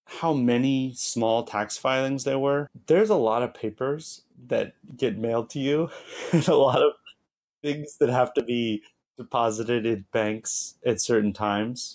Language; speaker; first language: English; native; English